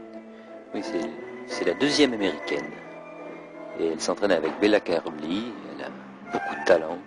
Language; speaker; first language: French; native; French